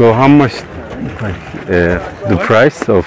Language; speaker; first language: English; non-native, learner; Turkish